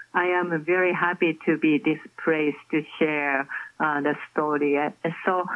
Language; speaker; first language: English; non-native, fluent; Japanese